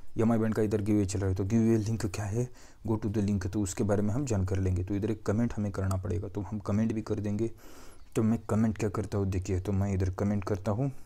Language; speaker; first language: Hindi; non-native, local second language; Marathi